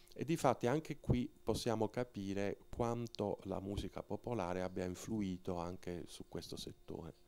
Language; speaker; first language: Italian; native; Italian